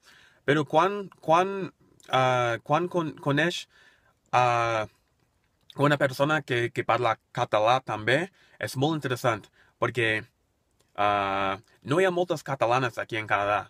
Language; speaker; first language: Catalan; non-native, learner; English